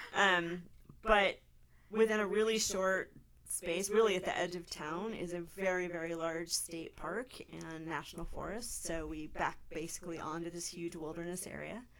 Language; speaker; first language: English; native; English